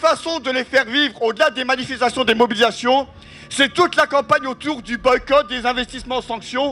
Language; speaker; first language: French; native; French